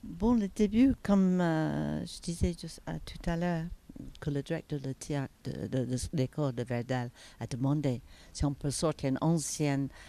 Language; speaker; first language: French; non-native, fluent; English